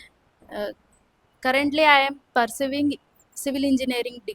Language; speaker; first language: English; non-native, local second language; Kannada